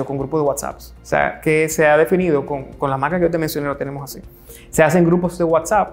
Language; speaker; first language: Spanish; native; Spanish